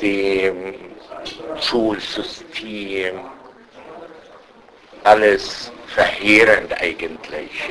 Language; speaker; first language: German; non-native, fluent; Arabic